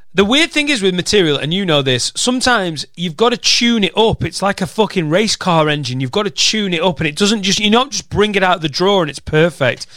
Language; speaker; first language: English; native; English